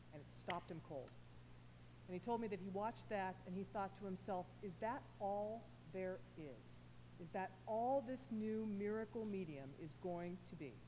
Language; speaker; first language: English; native; English